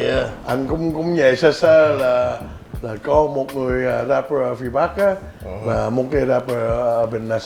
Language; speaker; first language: Vietnamese; early bilingual, heritage; Vietnamese